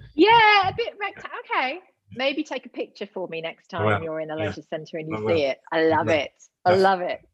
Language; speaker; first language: English; native; English